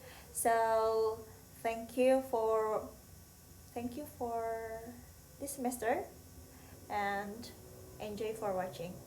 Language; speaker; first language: English; non-native, learner; Indonesian